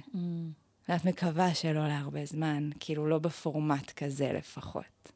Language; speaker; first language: Hebrew; native; Hebrew